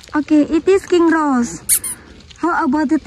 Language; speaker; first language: English; non-native, learner; Indonesian